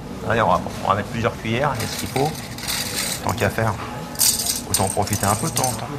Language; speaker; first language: French; native; French